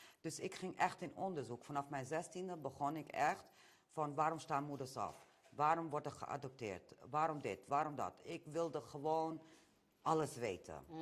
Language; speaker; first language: Dutch; early bilingual, other home language; Romany